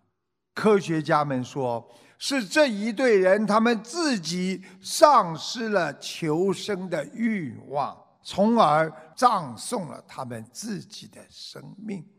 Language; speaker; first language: Chinese; native; Chinese